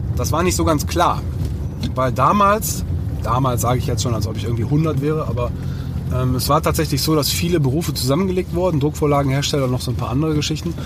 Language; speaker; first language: German; early bilingual, other home language; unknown